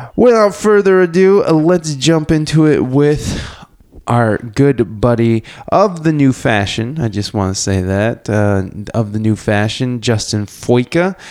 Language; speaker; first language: English; native; English